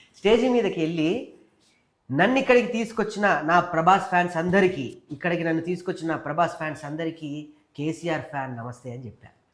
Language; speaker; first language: Telugu; native; Telugu